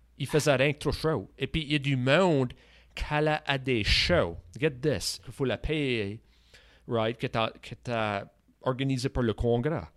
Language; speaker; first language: French; native; French